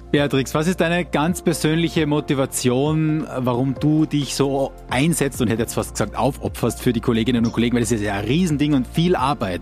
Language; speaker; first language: German; native; German